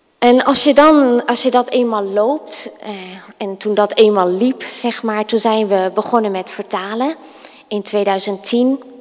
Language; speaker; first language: Dutch; native; Dutch